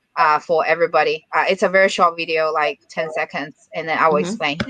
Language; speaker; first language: English; non-native, fluent; Chinese